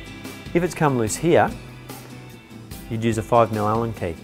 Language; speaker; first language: English; native; English